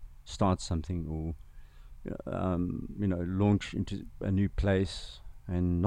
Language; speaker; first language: English; non-native, local second language; Zulu